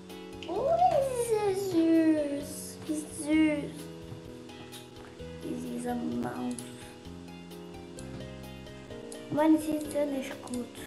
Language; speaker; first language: German; non-native, learner; Portuguese